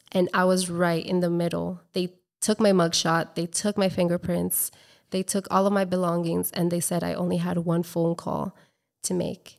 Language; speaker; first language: English; native; English